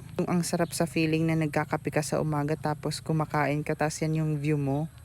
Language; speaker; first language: Filipino; non-native, local second language; Bikol